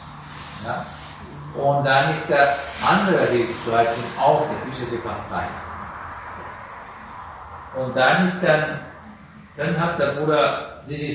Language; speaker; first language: German; non-native, learner; Sinhala